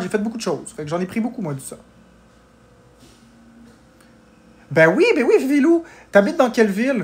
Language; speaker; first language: French; native; French